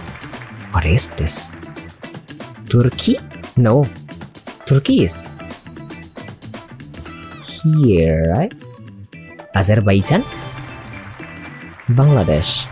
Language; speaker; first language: English; non-native, learner; Indonesian